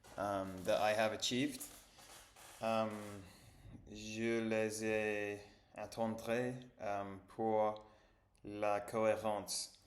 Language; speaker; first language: French; non-native, learner; English